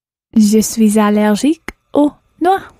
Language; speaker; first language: French; non-native, learner; English